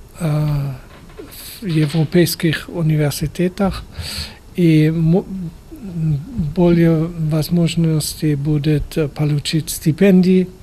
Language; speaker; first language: Russian; non-native, fluent; German